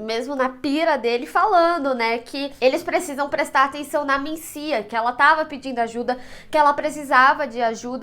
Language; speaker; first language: Portuguese; native; Portuguese